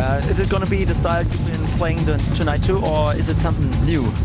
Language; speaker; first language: English; non-native, fluent; German